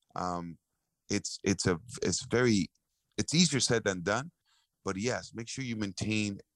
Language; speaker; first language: English; early bilingual, other home language; Spanish